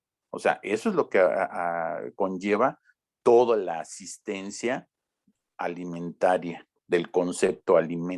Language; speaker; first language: Spanish; native; Spanish